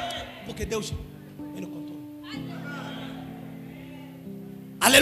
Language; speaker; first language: Portuguese; non-native, learner; Lingala